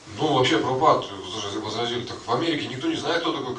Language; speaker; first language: Russian; native; Russian